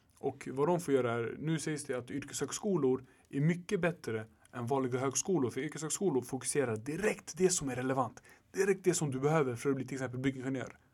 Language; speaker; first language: Swedish; early bilingual, other home language; Arabic